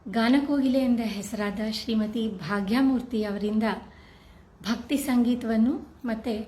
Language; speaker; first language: Kannada; native; Kannada